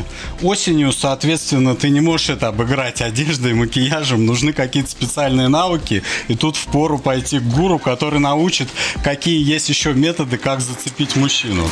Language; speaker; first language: Russian; native; Russian